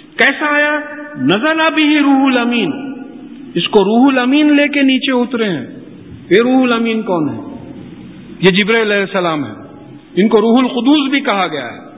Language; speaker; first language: Urdu; native; Urdu